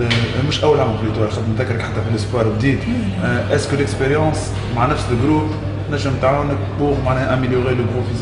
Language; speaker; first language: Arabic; native; Arabic